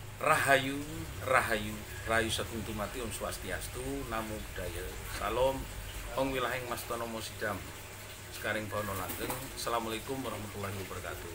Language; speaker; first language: Indonesian; non-native, local second language; Javanese